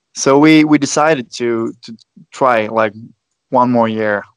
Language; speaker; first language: English; non-native, fluent; Swedish